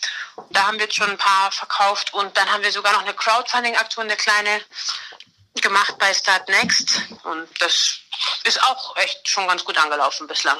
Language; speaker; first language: German; native; German